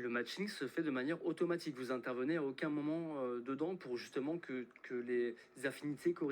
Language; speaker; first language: French; native; French